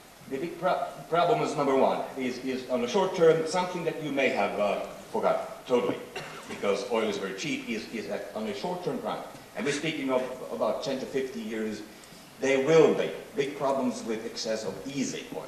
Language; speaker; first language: English; non-native, fluent; Swedish